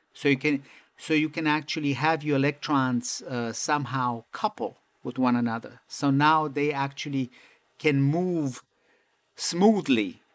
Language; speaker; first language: English; non-native, fluent; Romanian